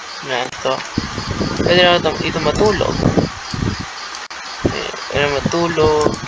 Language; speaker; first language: Filipino; native; Filipino